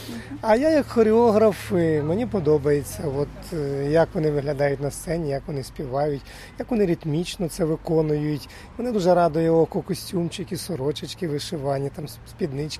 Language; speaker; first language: Ukrainian; native; Ukrainian